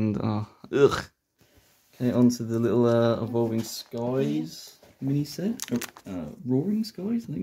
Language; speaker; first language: English; native; English